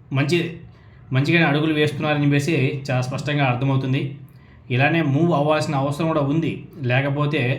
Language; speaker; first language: Telugu; native; Telugu